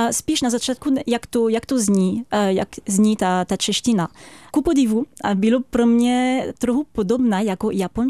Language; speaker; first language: Czech; non-native, fluent; French